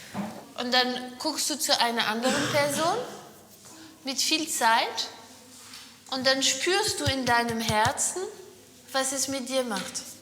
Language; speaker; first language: German; non-native, fluent; French